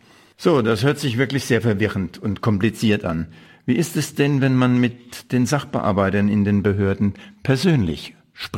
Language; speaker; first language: German; native; German